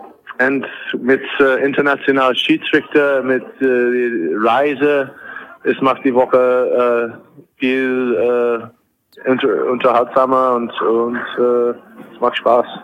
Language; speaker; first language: German; non-native, fluent; English